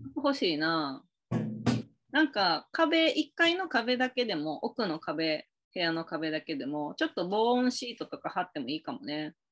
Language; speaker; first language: Japanese; native; Japanese